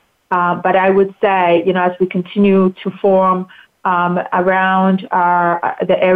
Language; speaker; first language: English; non-native, local second language; Akan